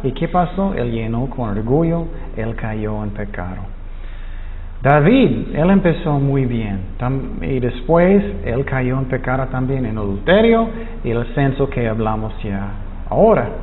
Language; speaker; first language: Spanish; non-native, fluent; English